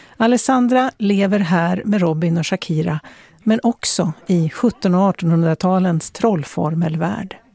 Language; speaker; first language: Swedish; native; Swedish